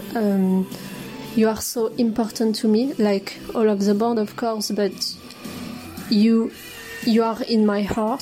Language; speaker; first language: English; non-native, fluent; French